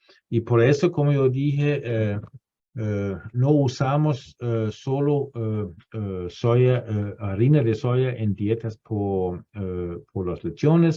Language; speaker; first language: Spanish; non-native, fluent; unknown